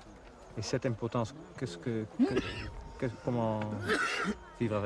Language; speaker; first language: French; non-native, fluent; Dutch